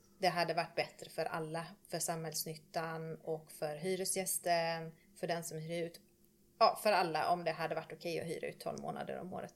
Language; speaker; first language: Swedish; native; Swedish